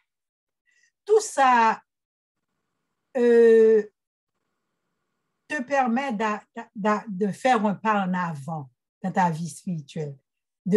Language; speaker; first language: French; non-native, local second language; Haitian Creole